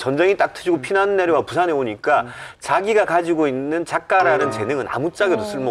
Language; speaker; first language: Korean; native; Korean